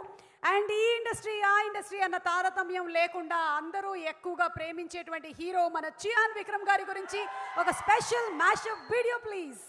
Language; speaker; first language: Telugu; native; Telugu